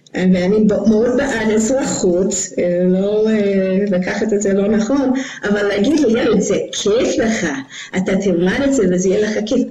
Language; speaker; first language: Hebrew; non-native, fluent; English